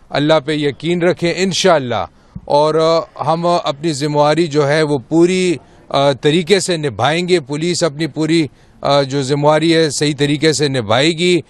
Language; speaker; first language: Urdu; non-native, local second language; Pashto